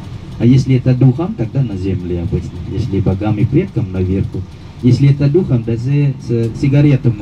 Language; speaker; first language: Russian; non-native, fluent; Balinese